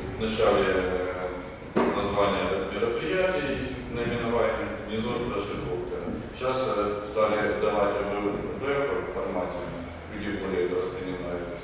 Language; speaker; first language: Russian; native; Russian